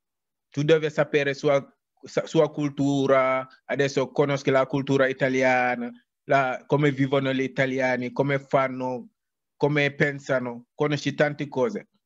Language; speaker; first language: Italian; non-native, learner; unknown